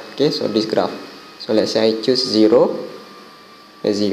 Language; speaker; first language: English; non-native, local second language; Malay